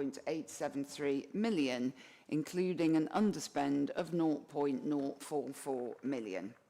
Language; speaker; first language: English; native; English